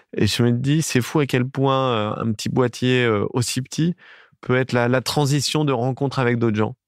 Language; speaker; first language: French; native; French